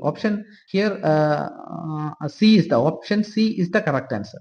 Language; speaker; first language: English; non-native, local second language; Malayalam